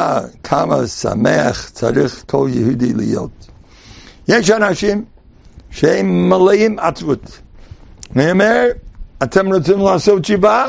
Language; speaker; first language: Hebrew; non-native, fluent; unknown